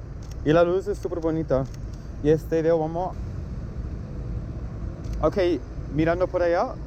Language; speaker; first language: Spanish; non-native, learner; English